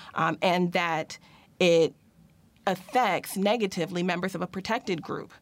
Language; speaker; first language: English; native; English